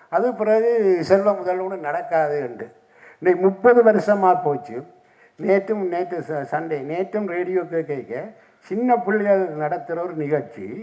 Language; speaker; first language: Tamil; native; Tamil